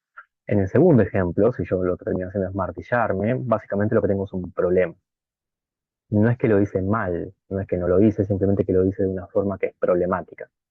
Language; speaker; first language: Spanish; native; Spanish